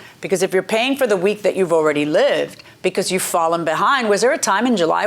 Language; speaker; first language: English; native; English